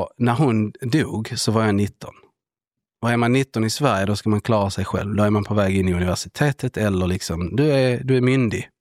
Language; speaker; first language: Swedish; early bilingual, other home language; Spanish